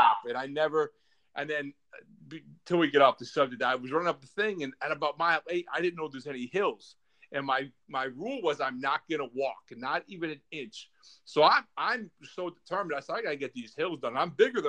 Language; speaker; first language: English; native; English